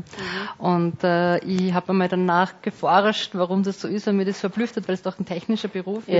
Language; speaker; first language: German; native; German